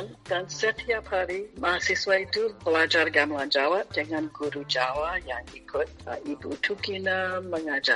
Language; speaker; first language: Indonesian; non-native, fluent; English